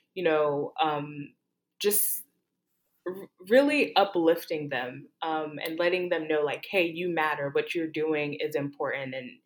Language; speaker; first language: English; early bilingual, other home language; Haitian Creole